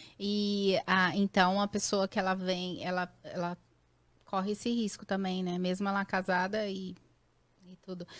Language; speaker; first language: Portuguese; native; Portuguese